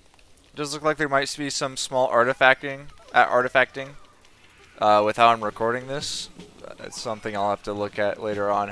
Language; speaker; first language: English; native; English